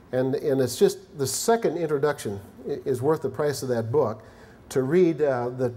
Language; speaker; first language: English; native; English